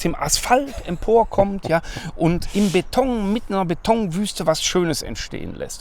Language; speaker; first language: German; native; German